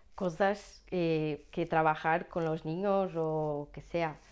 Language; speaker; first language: Spanish; non-native, learner; Portuguese